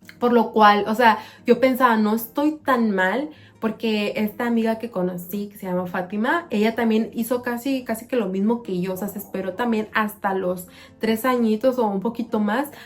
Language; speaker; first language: Spanish; native; Spanish